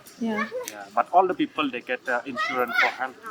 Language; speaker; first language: English; non-native, learner; Indonesian